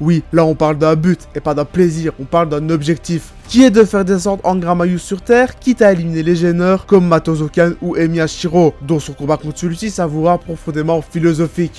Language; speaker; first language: French; native; French